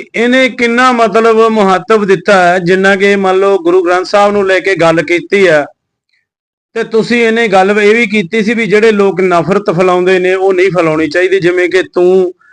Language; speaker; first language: Punjabi; native; Punjabi